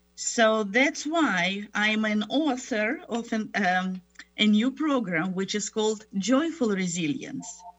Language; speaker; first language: English; non-native, fluent; Russian